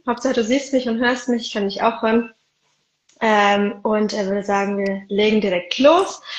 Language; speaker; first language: German; early bilingual, other home language; Arabic